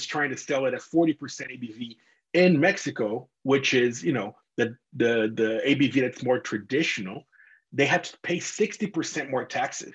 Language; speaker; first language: English; non-native, fluent; Portuguese